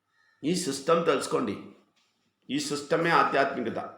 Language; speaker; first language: Telugu; non-native, fluent; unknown